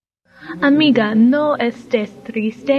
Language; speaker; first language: Spanish; non-native, learner; English